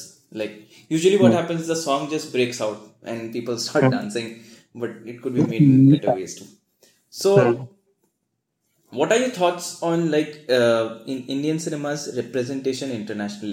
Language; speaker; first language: English; non-native, local second language; Assamese